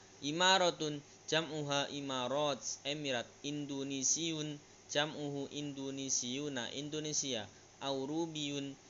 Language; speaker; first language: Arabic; non-native, learner; Indonesian